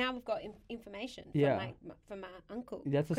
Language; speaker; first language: English; native; English